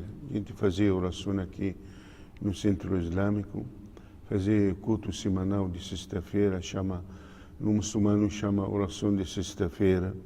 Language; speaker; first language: Portuguese; non-native, learner; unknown